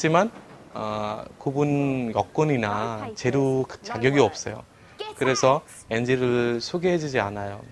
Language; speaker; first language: Korean; non-native, fluent; Bangla